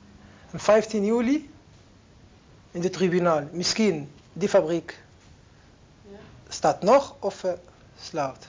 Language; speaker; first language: Dutch; non-native, learner; Arabic